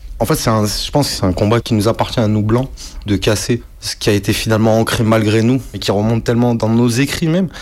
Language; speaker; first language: French; native; French